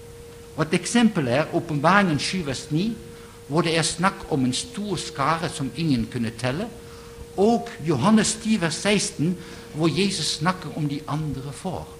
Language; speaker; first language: Norwegian; non-native, fluent; Dutch